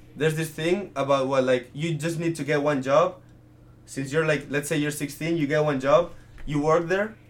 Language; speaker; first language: English; early bilingual, other home language; Italian